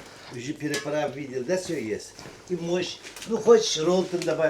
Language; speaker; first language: Russian; non-native, fluent; Uzbek